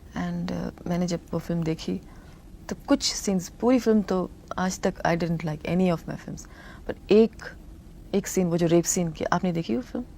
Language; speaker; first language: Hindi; non-native, local second language; Tamil